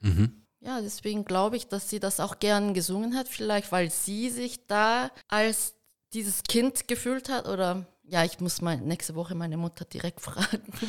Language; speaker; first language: German; early bilingual, heritage; Korean